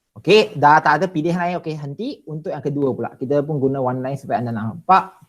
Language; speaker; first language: Malay; non-native, local second language; Chinese